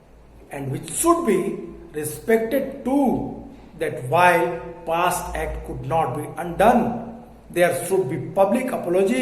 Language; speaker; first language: English; non-native, local second language; Hindi